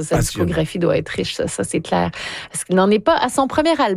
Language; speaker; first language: French; native; French